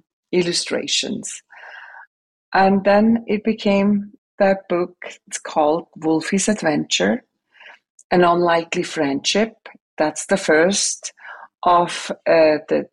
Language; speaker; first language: English; non-native, fluent; Swiss German